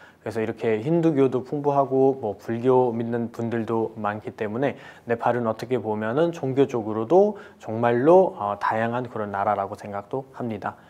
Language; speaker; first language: Korean; non-native, fluent; Nepali